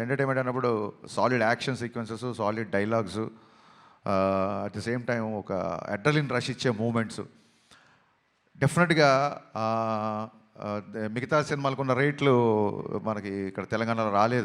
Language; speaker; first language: Telugu; native; Telugu